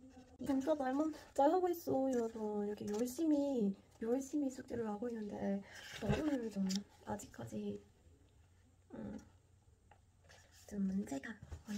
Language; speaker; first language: Korean; non-native, fluent; Portuguese